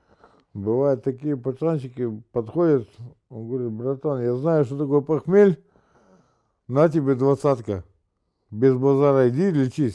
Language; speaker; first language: Russian; native; Russian